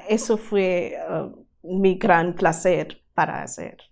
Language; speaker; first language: Spanish; non-native, learner; Bangla